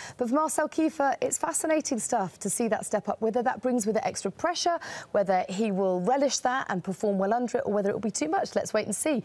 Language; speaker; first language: English; native; English